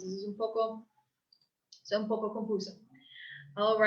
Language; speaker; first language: Spanish; early bilingual, heritage; English